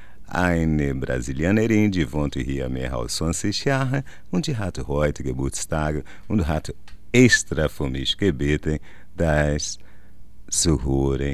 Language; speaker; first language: German; non-native, learner; Portuguese